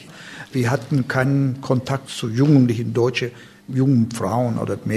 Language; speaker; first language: German; non-native, fluent; Turkish